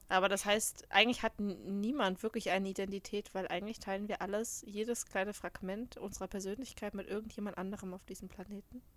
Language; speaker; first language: German; native; German